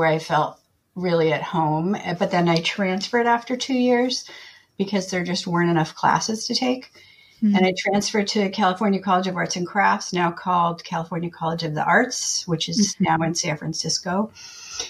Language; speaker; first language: English; native; English